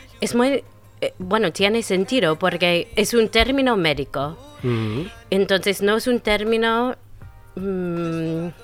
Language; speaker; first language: Spanish; non-native, fluent; English